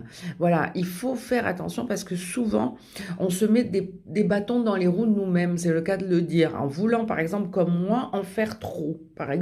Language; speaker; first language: French; native; French